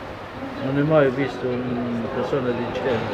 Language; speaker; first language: Italian; non-native, learner; Arabic